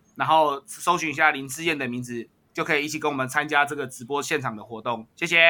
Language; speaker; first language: Chinese; native; Chinese